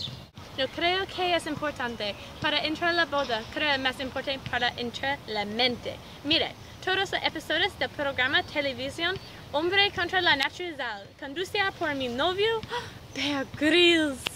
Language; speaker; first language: Spanish; non-native, learner; English